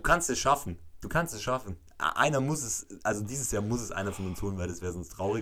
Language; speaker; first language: German; native; German